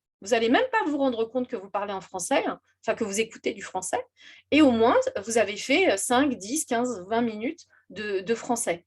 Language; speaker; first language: French; native; French